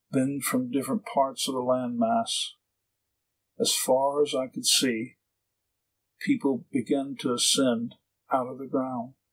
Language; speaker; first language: English; native; English